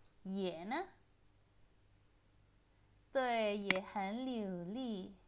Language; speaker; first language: Chinese; non-native, fluent; Indonesian